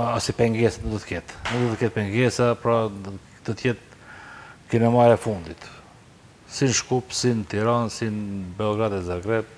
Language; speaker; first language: Albanian; native; Albanian